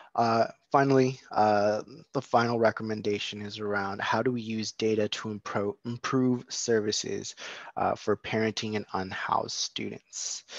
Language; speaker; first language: English; native; English